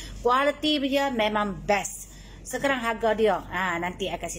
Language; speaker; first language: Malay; non-native, local second language; Min Nan Chinese